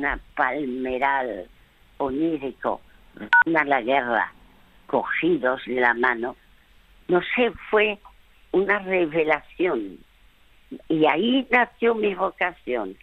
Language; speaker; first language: Spanish; early bilingual, other home language; French